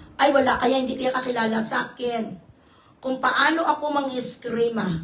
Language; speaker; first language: Filipino; non-native, local second language; Hiligaynon